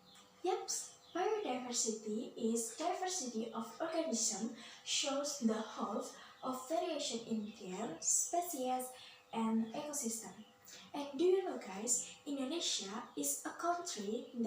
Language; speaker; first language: English; non-native, learner; Indonesian